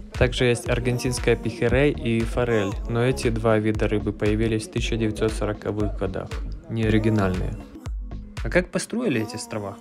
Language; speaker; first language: Russian; native; Russian